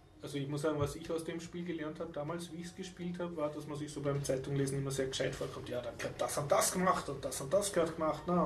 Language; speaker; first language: German; native; German